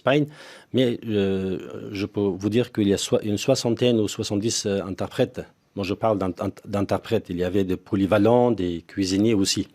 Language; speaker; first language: French; non-native, fluent; Persian